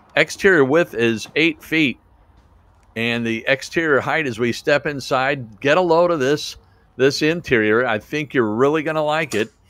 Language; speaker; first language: English; native; English